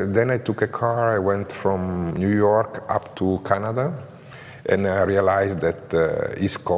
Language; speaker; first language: English; non-native, learner; Italian